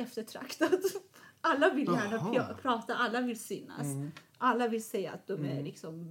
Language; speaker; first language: Swedish; non-native, fluent; Persian